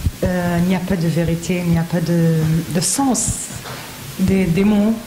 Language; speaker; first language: French; non-native, fluent; Arabic